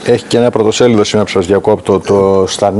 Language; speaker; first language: Greek; native; Greek